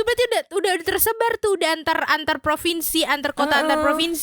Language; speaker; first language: Indonesian; native; Indonesian